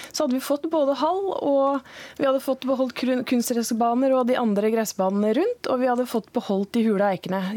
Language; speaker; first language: Norwegian; native; Norwegian